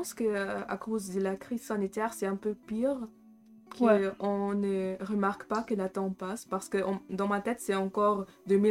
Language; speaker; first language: French; non-native, fluent; German